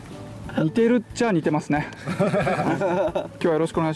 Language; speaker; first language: Japanese; native; Japanese